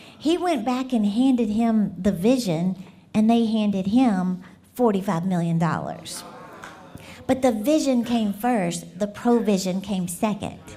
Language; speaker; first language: English; native; English